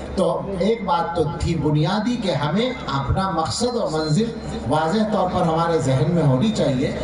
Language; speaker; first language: Urdu; native; Urdu